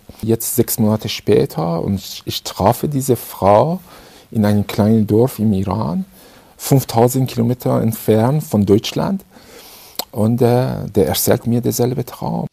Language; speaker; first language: German; non-native, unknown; Persian